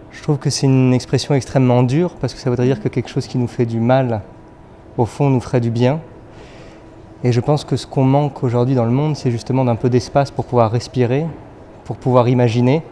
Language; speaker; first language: French; native; French